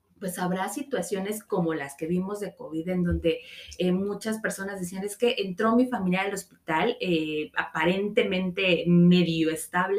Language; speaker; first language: Spanish; native; Spanish